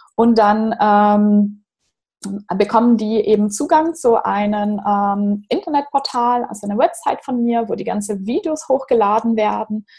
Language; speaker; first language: German; non-native, fluent; Portuguese